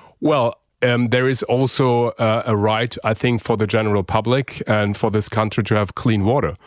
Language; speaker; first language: English; non-native, fluent; German